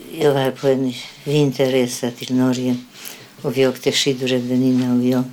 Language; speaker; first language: Swedish; non-native, fluent; Polish